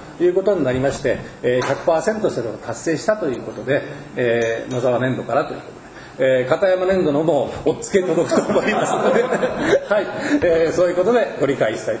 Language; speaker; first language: Japanese; native; Japanese